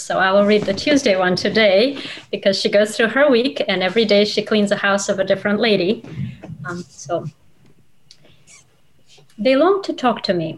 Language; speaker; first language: English; non-native, fluent; Russian